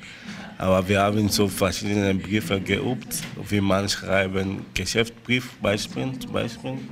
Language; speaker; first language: German; non-native, learner; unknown